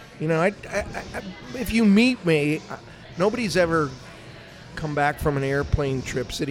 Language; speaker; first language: English; native; English